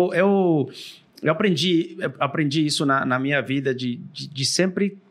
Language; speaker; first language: Portuguese; non-native, fluent; Spanish